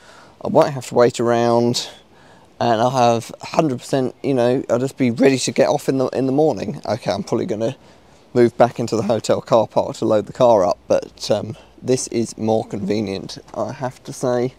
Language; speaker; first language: English; native; English